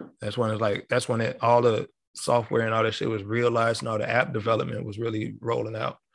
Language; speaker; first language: English; native; English